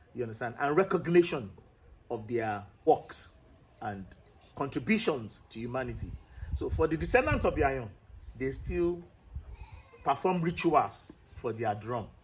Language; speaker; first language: English; non-native, local second language; Yoruba